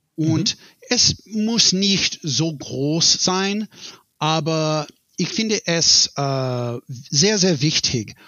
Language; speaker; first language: German; non-native, learner; English